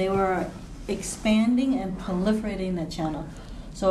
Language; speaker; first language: English; non-native, local second language; Cantonese